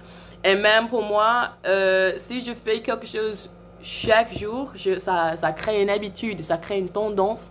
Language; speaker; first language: French; non-native, fluent; English